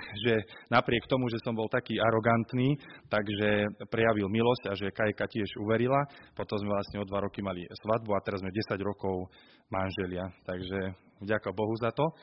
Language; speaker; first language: Slovak; native; Slovak